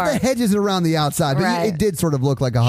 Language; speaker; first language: English; native; English